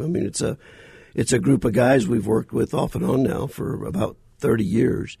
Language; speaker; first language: English; native; English